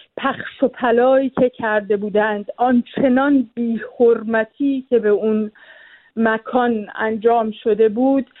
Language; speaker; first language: Persian; native; Persian